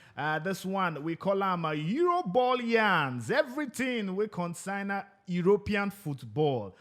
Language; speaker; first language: Nigerian Pidgin; non-native, local second language; Igbo